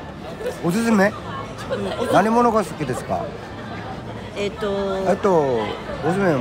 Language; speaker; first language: Japanese; non-native, learner; Korean